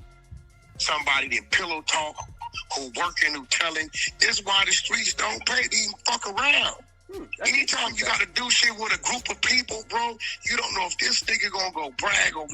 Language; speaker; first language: English; native; English